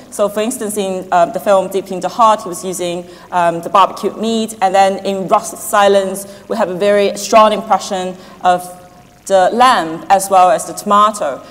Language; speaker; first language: English; non-native, fluent; Chinese